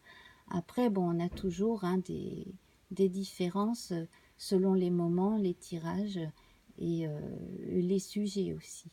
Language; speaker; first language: French; native; French